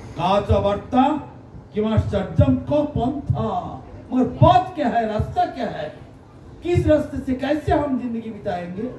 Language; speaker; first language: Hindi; non-native, local second language; Bangla